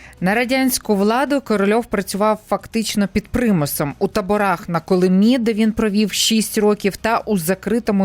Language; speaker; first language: Ukrainian; native; Ukrainian